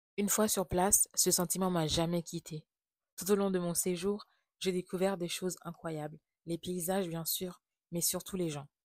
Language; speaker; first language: French; non-native, local second language; Haitian Creole